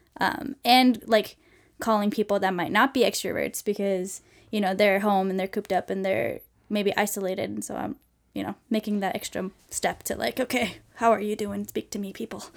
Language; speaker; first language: English; non-native, fluent; Swedish